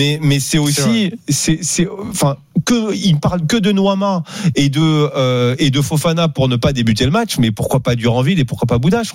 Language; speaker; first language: French; native; French